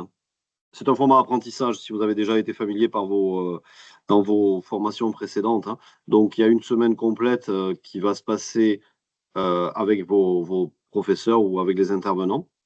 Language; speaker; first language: French; native; French